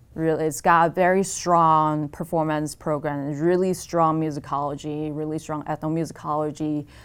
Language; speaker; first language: English; non-native, fluent; Chinese